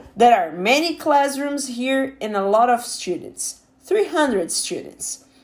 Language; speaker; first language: English; non-native, fluent; Portuguese